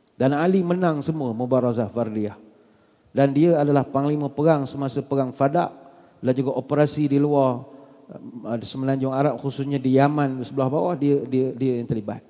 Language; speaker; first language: Malay; native; Malay